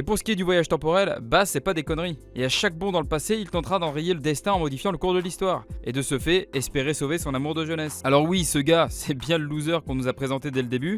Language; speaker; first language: French; native; French